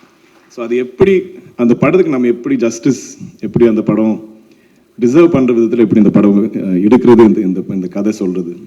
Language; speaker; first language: Tamil; non-native, local second language; Malayalam